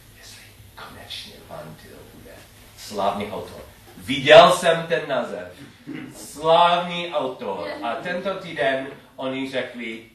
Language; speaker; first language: Czech; non-native, learner; English